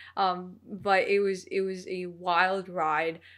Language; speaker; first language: English; early bilingual, other home language; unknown